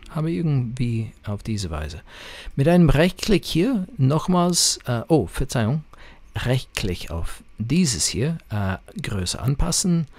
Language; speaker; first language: German; non-native, fluent; English